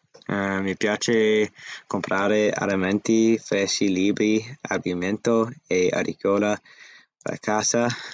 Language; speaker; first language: Italian; non-native, learner; English